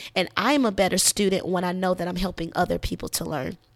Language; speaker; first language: English; native; English